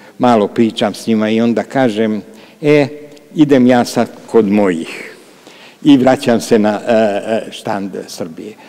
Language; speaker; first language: Croatian; non-native, local second language; Hungarian